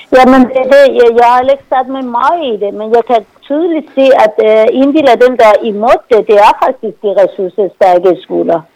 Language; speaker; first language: Danish; non-native, fluent; Persian